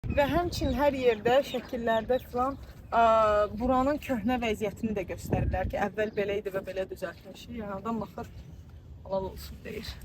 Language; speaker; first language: Azerbaijani; native; Azerbaijani